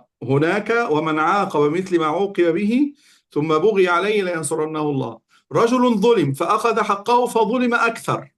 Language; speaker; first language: Arabic; native; Arabic